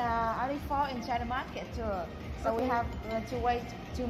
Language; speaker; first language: English; non-native, learner; Vietnamese